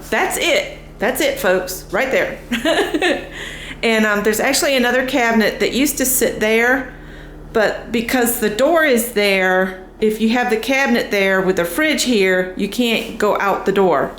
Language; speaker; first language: English; native; English